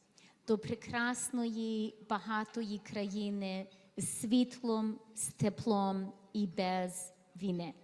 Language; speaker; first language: Ukrainian; early bilingual, heritage; Ukrainian